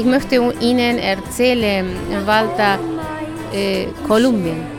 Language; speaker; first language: German; non-native, learner; Spanish